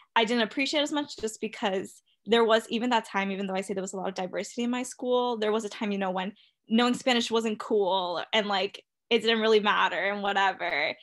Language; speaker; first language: English; early bilingual, other home language; Spanish